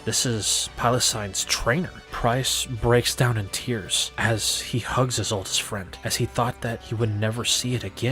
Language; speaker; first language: English; native; English